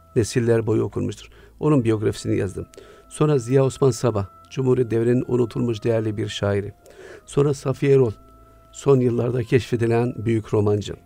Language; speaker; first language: Turkish; native; Turkish